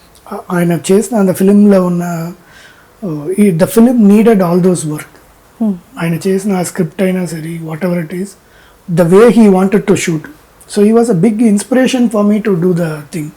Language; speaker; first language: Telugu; non-native, fluent; Tamil